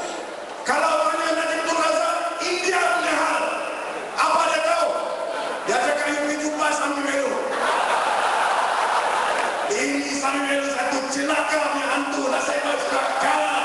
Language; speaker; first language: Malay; non-native, local second language; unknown